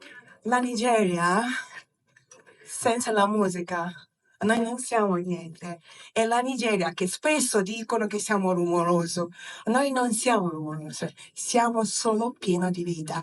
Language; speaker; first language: Italian; early bilingual, other home language; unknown